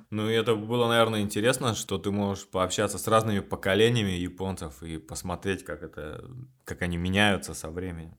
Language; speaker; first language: Russian; native; Russian